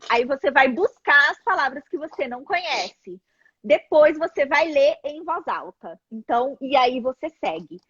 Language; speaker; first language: Portuguese; native; Portuguese